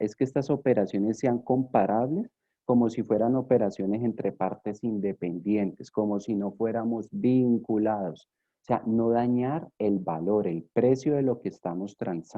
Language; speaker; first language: Spanish; native; Spanish